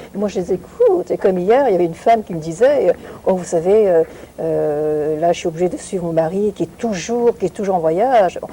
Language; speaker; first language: French; non-native, fluent; Vietnamese